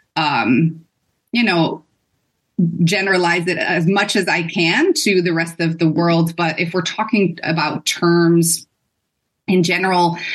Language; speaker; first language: English; non-native, fluent; Dutch